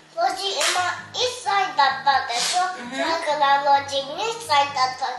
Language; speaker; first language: Japanese; early bilingual, heritage; Japanese